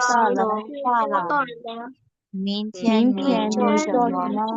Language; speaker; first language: Chinese; non-native, learner; Burmese